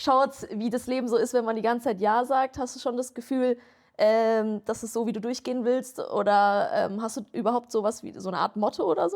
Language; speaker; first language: German; native; German